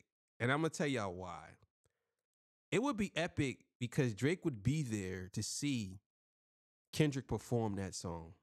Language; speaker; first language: English; native; English